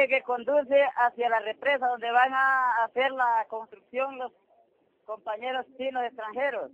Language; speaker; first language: Spanish; native; Spanish